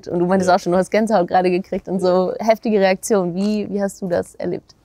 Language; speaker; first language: German; native; German